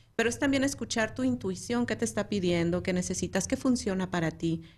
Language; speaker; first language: Spanish; native; Spanish